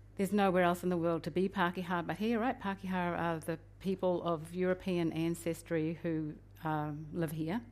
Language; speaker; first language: English; native; English